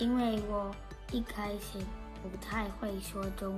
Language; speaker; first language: Chinese; early bilingual, other home language; Dutch